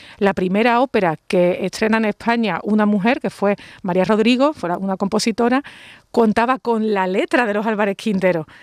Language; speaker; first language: Spanish; native; Spanish